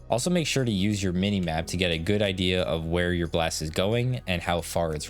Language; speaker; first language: English; native; English